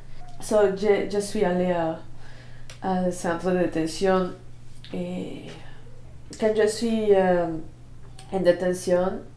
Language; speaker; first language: French; non-native, learner; Spanish